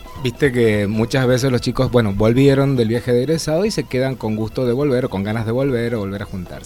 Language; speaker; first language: Spanish; native; Spanish